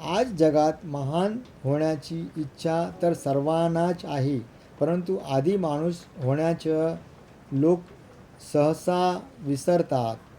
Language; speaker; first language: Marathi; non-native, local second language; Gujarati